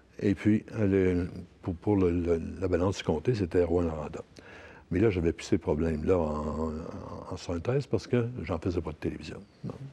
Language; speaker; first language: French; native; French